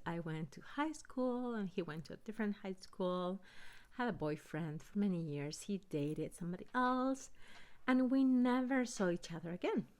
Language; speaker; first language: English; early bilingual, other home language; Spanish